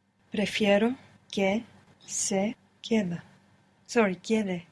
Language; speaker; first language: Spanish; non-native, learner; English